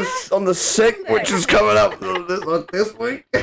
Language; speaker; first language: English; native; English